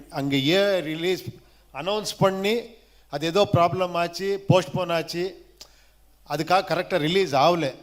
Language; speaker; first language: Tamil; non-native, learner; Kannada